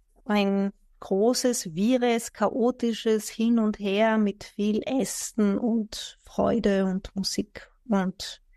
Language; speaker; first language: German; non-native, fluent; Greek